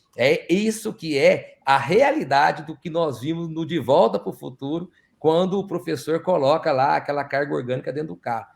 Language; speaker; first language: Portuguese; native; Portuguese